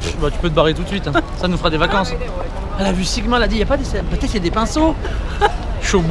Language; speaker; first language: French; native; French